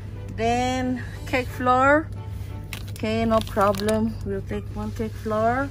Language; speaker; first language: English; non-native, learner; Indonesian